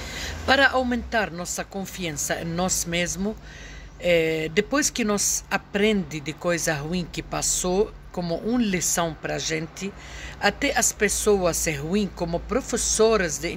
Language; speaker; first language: Portuguese; non-native, fluent; Arabic